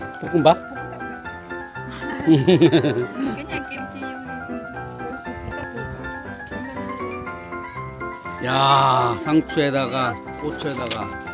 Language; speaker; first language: Korean; native; Korean